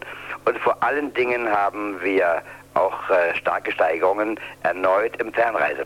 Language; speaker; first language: German; native; German